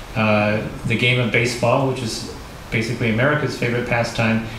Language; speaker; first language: English; native; English